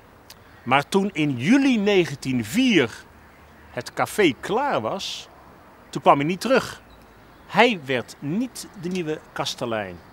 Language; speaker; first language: Dutch; native; Dutch